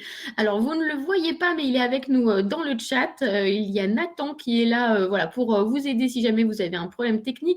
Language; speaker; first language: French; native; French